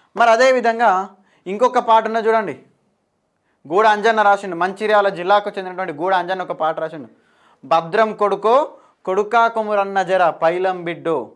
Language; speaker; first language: Telugu; native; Telugu